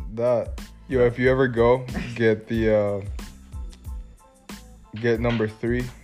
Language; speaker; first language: English; early bilingual, other home language; Spanish